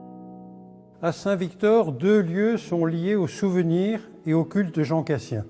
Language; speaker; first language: French; native; French